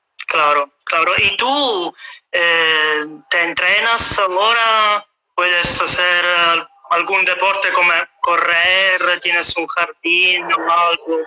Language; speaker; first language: Spanish; non-native, fluent; Italian